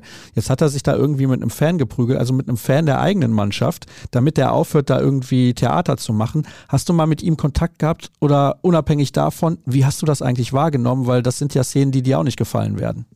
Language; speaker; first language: German; native; German